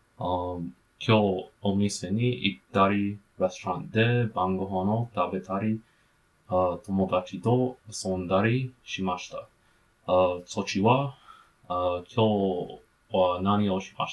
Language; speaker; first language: Japanese; non-native, learner; English